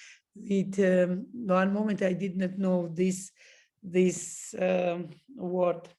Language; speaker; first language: English; non-native, learner; Georgian